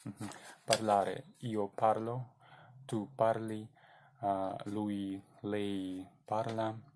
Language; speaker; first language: Italian; non-native, learner; Belarusian